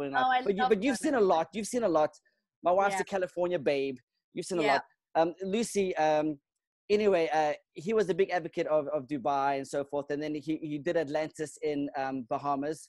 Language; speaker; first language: English; non-native, local second language; Kabuverdianu